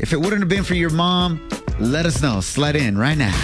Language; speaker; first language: English; early bilingual, other home language; Spanish